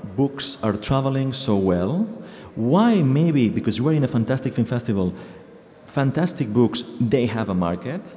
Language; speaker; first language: English; non-native, fluent; Spanish